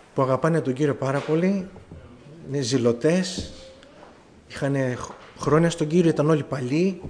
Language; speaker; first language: Greek; early bilingual, other home language; German